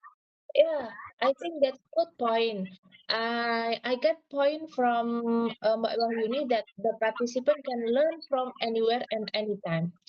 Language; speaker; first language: English; non-native, learner; Indonesian